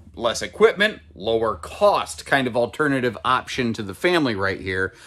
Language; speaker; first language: English; native; English